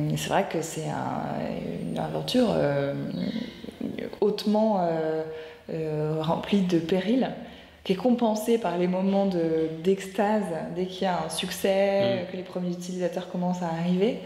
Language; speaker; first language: French; native; French